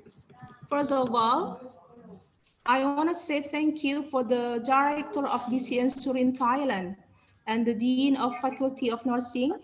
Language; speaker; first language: English; non-native, learner; Indonesian